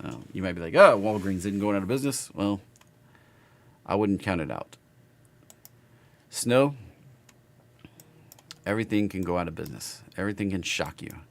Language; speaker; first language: English; native; English